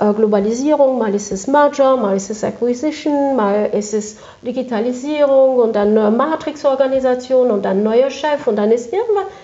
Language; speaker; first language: German; non-native, fluent; French